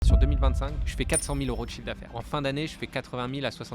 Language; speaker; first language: French; native; French